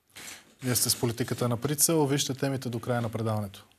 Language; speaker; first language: Bulgarian; native; Bulgarian